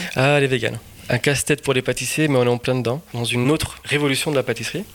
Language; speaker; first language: French; non-native, fluent; Portuguese